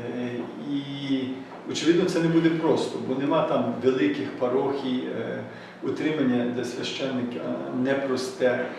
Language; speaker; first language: Ukrainian; early bilingual, heritage; Ukrainian